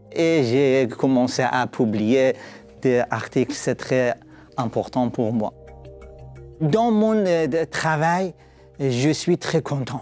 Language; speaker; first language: French; non-native, learner; Persian